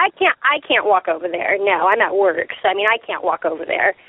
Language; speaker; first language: English; native; English